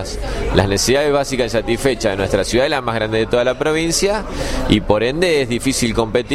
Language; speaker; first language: Spanish; native; Spanish